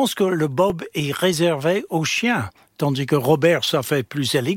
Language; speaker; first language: French; non-native, fluent; English